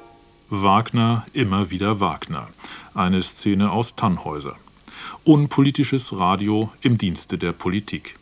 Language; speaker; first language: German; native; German